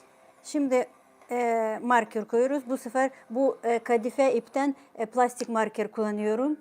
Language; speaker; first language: Turkish; non-native, fluent; Ukrainian